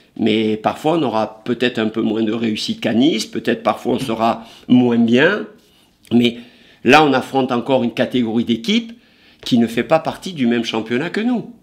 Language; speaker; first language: French; native; French